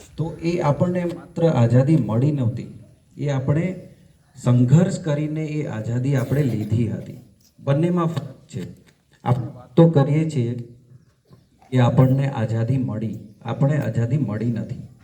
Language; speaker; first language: Gujarati; non-native, local second language; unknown